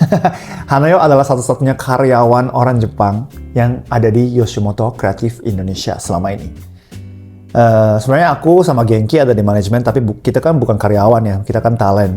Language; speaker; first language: Indonesian; non-native, fluent; Japanese